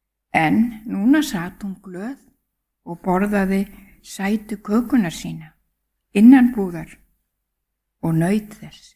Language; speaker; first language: Icelandic; native; Icelandic